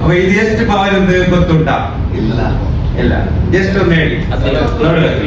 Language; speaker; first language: Kannada; non-native, local second language; Malayalam